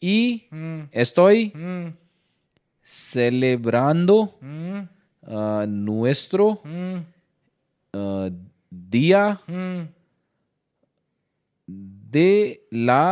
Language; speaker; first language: Spanish; non-native, learner; Hindi